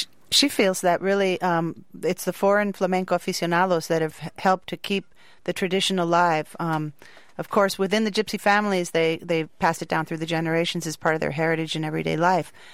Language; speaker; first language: English; native; English